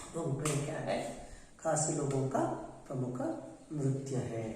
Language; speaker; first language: Hindi; non-native, local second language; Kannada